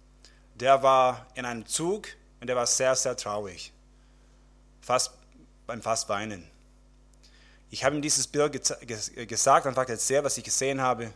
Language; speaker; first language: German; non-native, fluent; English